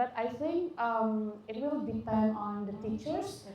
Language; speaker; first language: English; non-native, fluent; Indonesian